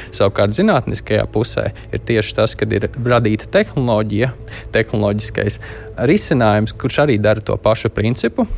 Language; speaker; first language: Latvian; native; Latvian